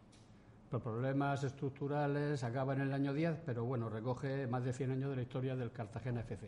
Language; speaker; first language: Spanish; native; Spanish